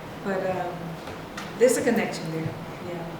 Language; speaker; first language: English; native; English